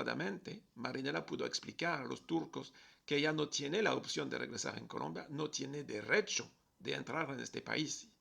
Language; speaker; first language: Spanish; non-native, fluent; French